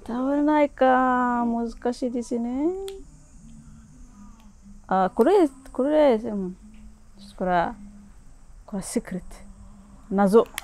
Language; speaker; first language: Japanese; non-native, learner; Arabic